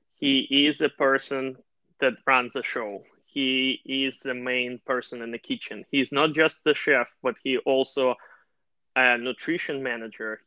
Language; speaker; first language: English; non-native, fluent; Russian